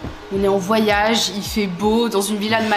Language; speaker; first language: French; early bilingual, other home language; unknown